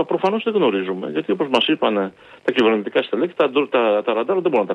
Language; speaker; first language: Greek; native; Greek